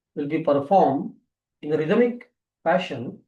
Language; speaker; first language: English; non-native, local second language; Marathi